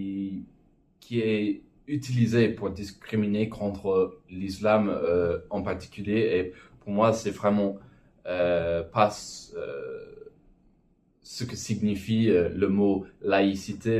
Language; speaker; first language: French; non-native, fluent; English